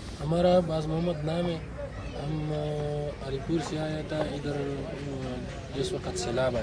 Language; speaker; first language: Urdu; non-native, local second language; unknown